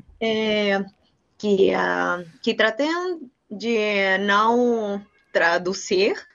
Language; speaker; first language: Portuguese; non-native, learner; Spanish